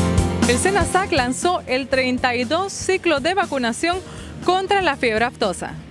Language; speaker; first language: Spanish; native; Spanish